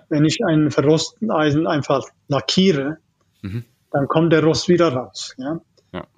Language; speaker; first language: German; non-native, fluent; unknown